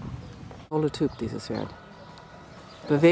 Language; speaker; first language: German; non-native, fluent; English